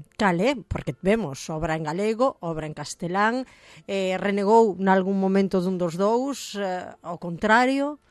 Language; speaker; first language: Galician; native; Galician